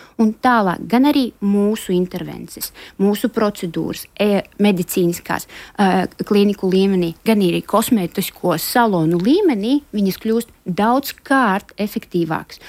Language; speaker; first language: Latvian; non-native, local second language; Russian